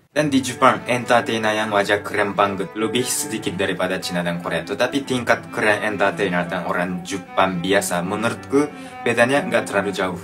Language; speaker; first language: Indonesian; non-native, fluent; Japanese